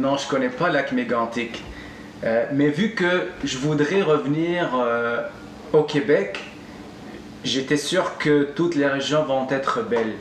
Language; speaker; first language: French; non-native, local second language; Arabic